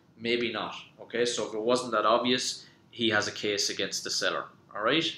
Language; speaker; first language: English; native; English